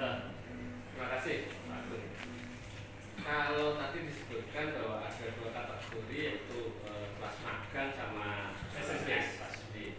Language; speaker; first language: Indonesian; native; Indonesian